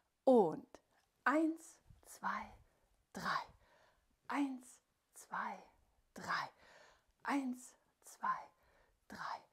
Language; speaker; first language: German; native; German